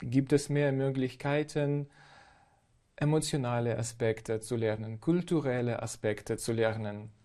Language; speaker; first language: German; non-native, fluent; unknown